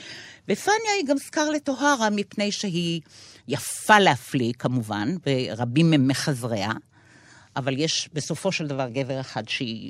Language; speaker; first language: Hebrew; native; Hebrew